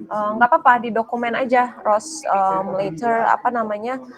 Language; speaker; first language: Indonesian; native; Indonesian